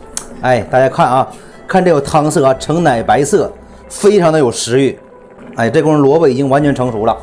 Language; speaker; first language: Chinese; native; Chinese